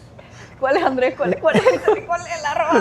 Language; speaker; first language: Spanish; native; Spanish